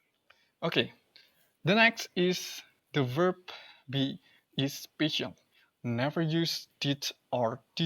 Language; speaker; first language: English; non-native, learner; Indonesian